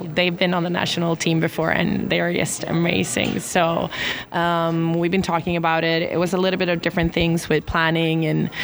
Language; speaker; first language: English; non-native, fluent; Swedish